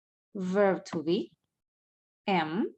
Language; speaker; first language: English; non-native, fluent; Spanish